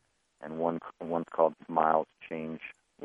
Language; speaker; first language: English; native; English